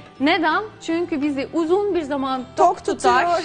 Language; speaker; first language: Turkish; non-native, fluent; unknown